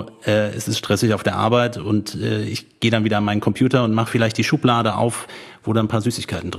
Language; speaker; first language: German; native; German